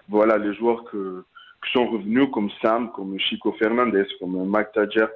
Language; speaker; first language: French; non-native, fluent; Portuguese